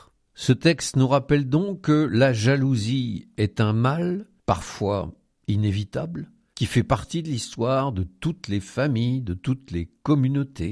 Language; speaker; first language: French; native; French